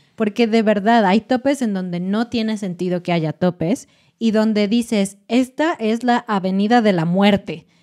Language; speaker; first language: Spanish; native; Spanish